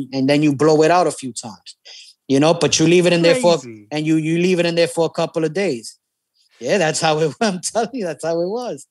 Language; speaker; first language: English; native; English